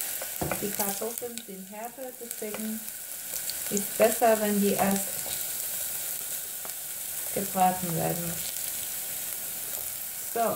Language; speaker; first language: German; non-native, fluent; Persian